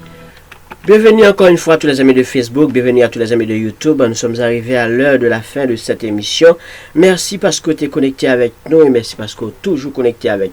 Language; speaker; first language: French; non-native, local second language; Haitian Creole